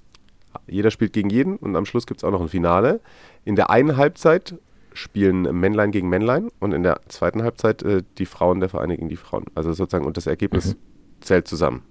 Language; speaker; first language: German; native; German